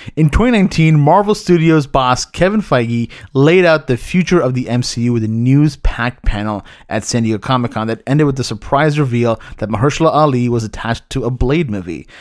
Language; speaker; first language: English; early bilingual, other home language; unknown